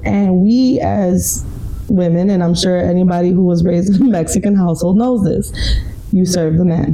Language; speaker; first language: English; native; English